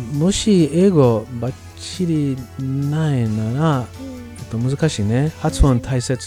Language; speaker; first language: Japanese; non-native, learner; English